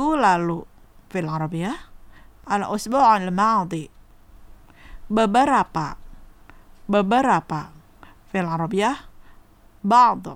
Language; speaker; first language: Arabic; non-native, fluent; Indonesian